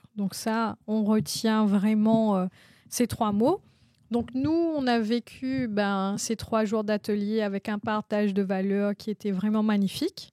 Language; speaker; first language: French; native; French